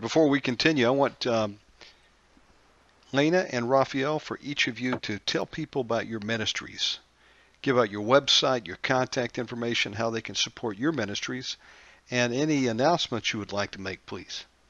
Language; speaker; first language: English; native; English